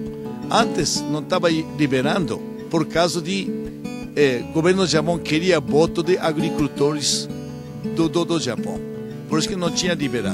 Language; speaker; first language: Portuguese; non-native, learner; Japanese